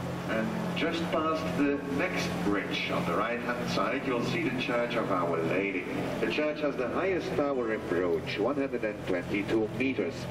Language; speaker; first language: English; non-native, fluent; Dutch